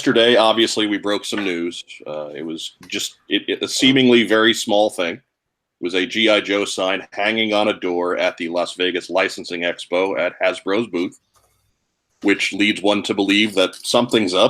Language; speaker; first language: English; native; English